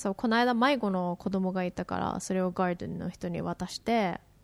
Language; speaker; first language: Japanese; early bilingual, heritage; Japanese